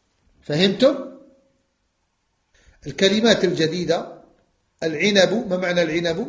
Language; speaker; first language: Arabic; non-native, fluent; French